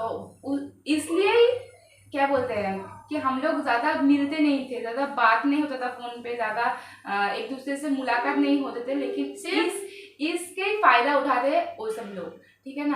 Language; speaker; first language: Hindi; non-native, local second language; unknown